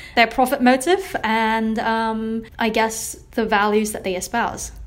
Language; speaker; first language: English; non-native, local second language; Cantonese